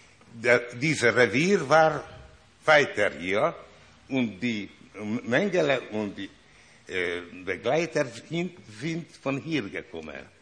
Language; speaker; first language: German; non-native, learner; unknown